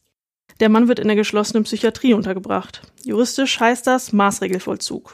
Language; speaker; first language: German; native; German